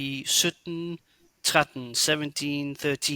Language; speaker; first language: Danish; native; Danish